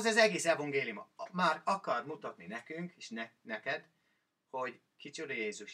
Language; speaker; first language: Hungarian; non-native, learner; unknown